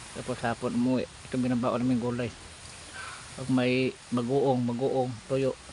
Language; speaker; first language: Filipino; non-native, local second language; Masbatenyo